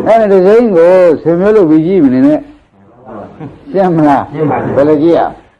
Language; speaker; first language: Burmese; native; Burmese